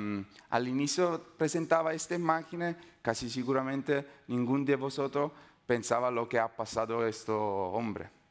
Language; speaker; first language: Spanish; non-native, fluent; Italian